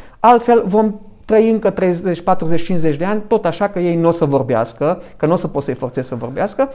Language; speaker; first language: Romanian; non-native, local second language; Hungarian